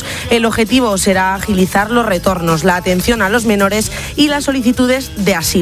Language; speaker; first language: Spanish; native; Spanish